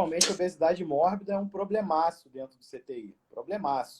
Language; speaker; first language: Portuguese; native; Portuguese